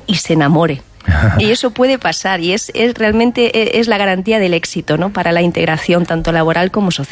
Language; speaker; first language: Spanish; native; Spanish